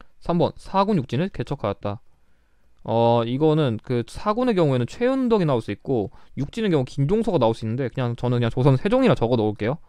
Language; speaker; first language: Korean; native; Korean